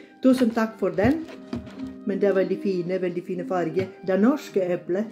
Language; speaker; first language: Norwegian; non-native, learner; Bosnian